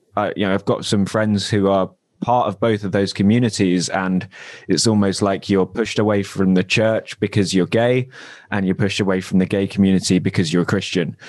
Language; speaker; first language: English; native; English